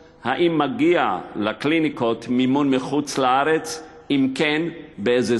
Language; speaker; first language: Hebrew; native; Hebrew